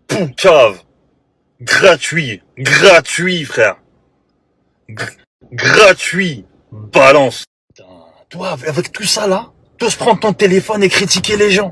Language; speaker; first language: French; native; French